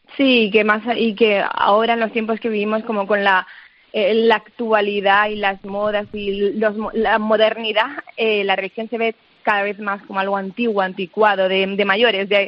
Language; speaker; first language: Spanish; early bilingual, other home language; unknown